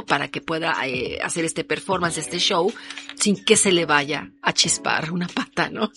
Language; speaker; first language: Spanish; native; Spanish